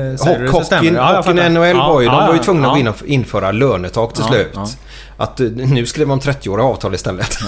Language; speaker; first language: Swedish; native; Swedish